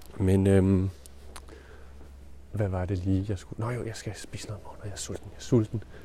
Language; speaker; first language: Danish; non-native, learner; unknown